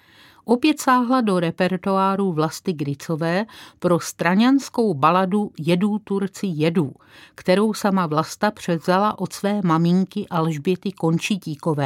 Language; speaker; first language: Czech; native; Czech